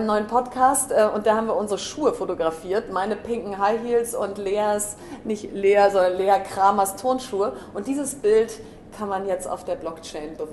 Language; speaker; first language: German; native; German